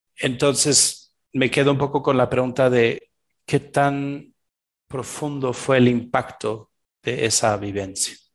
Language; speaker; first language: Spanish; non-native, fluent; French